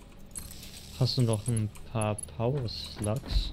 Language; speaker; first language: German; native; German